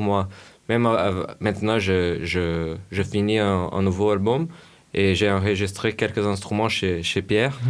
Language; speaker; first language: French; non-native, fluent; Portuguese